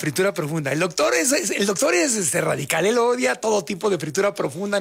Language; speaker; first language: Spanish; native; Spanish